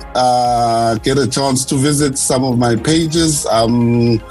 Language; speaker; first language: English; non-native, local second language; Zulu